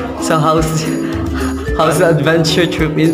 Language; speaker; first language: English; non-native, learner; Filipino